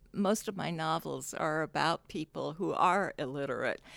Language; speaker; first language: English; non-native, local second language; Cantonese